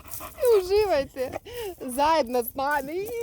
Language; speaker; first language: Bosnian; non-native, learner; Ukrainian